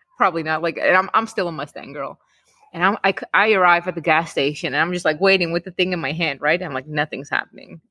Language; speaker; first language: English; non-native, fluent; Czech